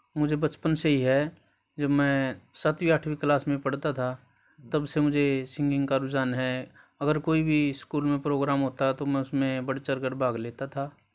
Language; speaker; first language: Hindi; native; Hindi